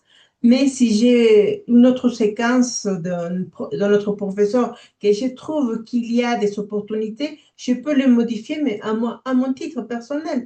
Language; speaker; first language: French; non-native, fluent; Spanish